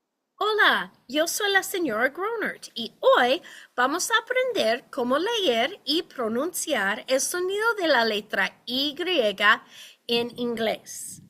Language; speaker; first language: Spanish; non-native, fluent; English